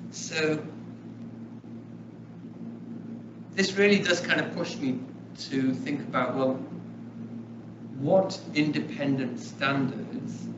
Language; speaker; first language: English; early bilingual, other home language; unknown